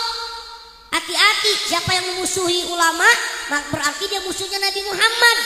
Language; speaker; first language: Indonesian; native; Indonesian